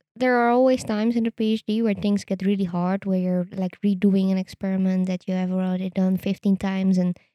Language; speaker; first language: English; non-native, fluent; Dutch